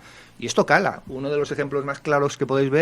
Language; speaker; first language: Spanish; native; Spanish